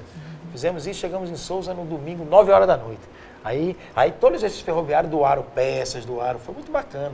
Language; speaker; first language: Portuguese; native; Portuguese